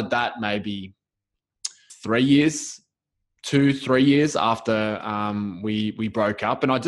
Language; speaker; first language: English; native; English